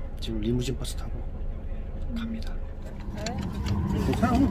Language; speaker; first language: Korean; native; Korean